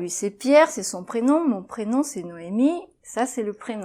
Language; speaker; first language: French; native; French